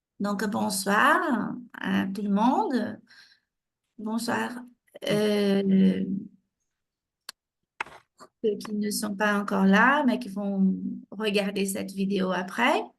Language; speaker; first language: French; non-native, fluent; Portuguese